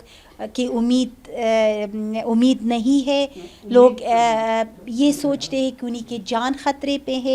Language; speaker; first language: Hindi; non-native, learner; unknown